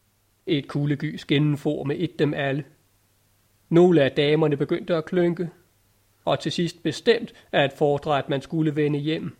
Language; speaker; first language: Danish; native; Danish